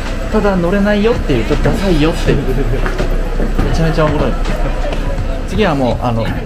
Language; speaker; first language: Japanese; native; Japanese